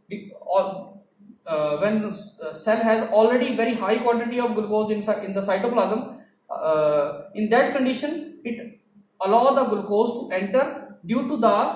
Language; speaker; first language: English; non-native, local second language; Hindi